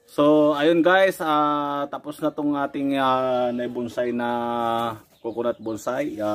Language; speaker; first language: Filipino; non-native, local second language; Iloko